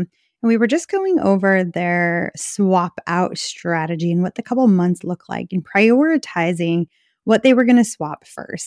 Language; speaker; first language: English; native; English